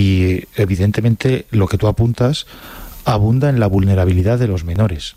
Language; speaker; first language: Spanish; native; Spanish